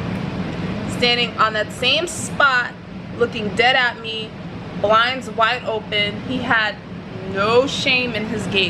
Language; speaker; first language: English; native; English